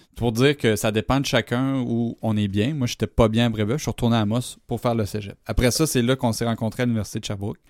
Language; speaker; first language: French; native; French